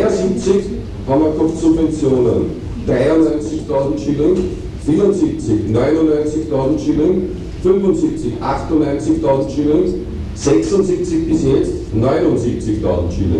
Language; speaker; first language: German; native; German